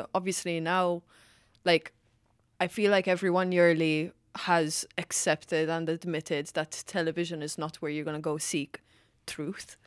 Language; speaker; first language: English; non-native, fluent; Maltese